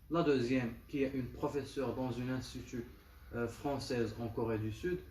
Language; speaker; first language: French; non-native, local second language; Arabic